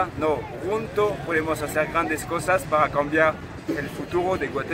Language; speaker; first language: Spanish; non-native, fluent; French